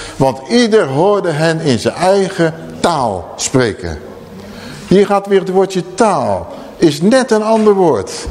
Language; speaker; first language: Dutch; native; Dutch